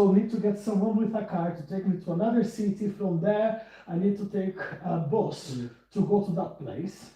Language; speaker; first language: English; non-native, fluent; Portuguese